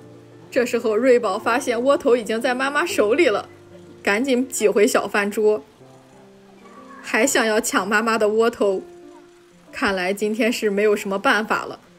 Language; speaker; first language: Chinese; native; Chinese